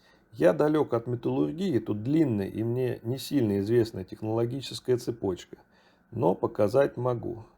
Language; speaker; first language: Russian; native; Russian